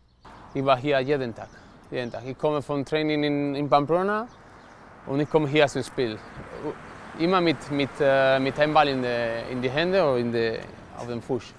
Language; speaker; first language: German; non-native, learner; Spanish